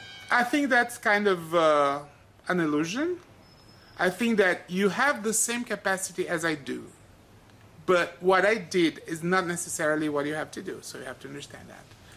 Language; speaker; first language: English; non-native, fluent; Portuguese